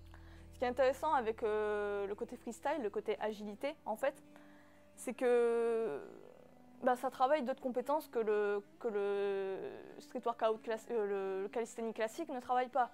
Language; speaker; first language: French; native; French